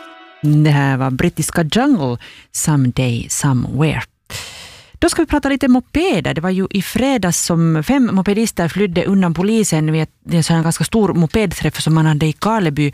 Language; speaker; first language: Swedish; native; Swedish